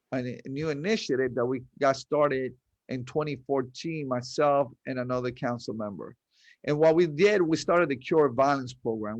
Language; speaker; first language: English; early bilingual, other home language; Spanish